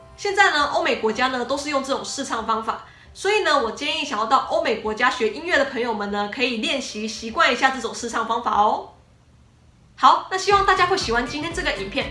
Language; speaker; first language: Chinese; native; Chinese